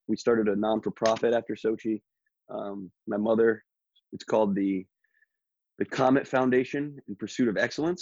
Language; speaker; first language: English; native; English